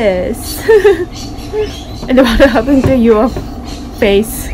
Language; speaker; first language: English; non-native, learner; Japanese